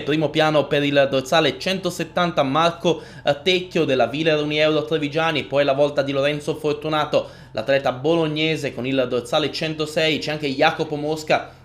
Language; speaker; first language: Italian; native; Italian